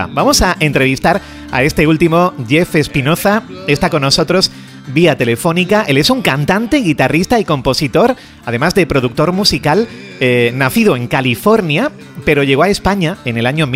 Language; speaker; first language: Spanish; native; Spanish